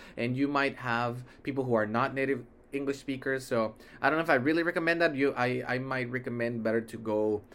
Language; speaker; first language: English; early bilingual, other home language; Spanish